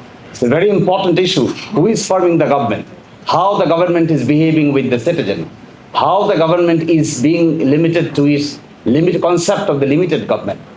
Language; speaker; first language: English; non-native, local second language; Bangla